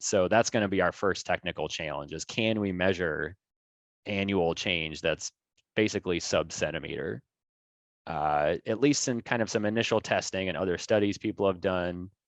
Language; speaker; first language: English; native; English